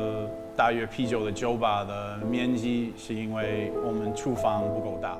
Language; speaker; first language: Chinese; non-native, fluent; English